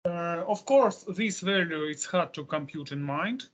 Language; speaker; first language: English; non-native, fluent; Russian